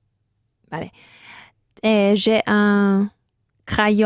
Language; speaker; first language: French; non-native, learner; Spanish